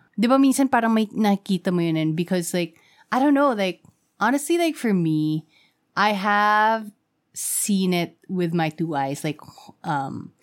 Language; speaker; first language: English; non-native, local second language; Filipino